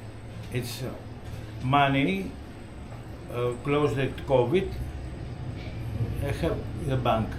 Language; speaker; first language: English; non-native, learner; Greek